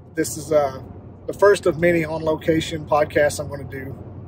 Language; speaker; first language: English; native; English